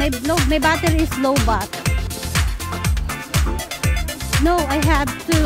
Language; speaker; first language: English; non-native, learner; Filipino